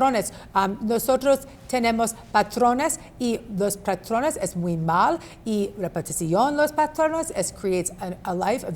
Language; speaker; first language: Spanish; non-native, learner; English